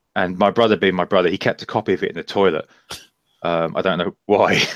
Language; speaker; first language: English; native; English